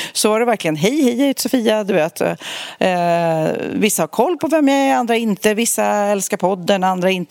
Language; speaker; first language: Swedish; native; Swedish